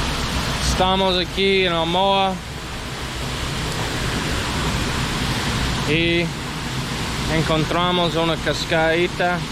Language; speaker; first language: Spanish; non-native, learner; English